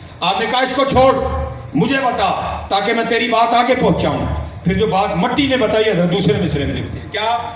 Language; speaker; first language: Urdu; non-native, local second language; Punjabi